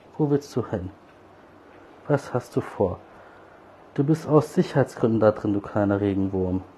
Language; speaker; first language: German; early bilingual, other home language; Turkish